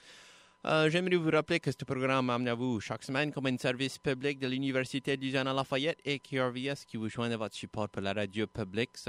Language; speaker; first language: French; native; French